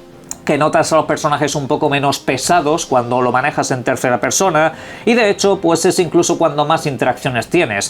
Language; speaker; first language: Spanish; native; Spanish